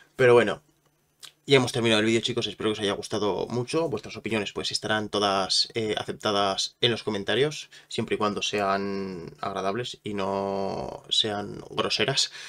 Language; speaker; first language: Spanish; native; Spanish